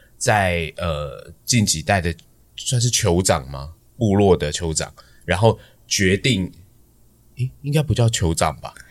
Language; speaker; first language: Chinese; native; Chinese